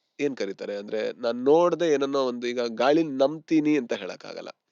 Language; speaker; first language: Kannada; non-native, local second language; Tulu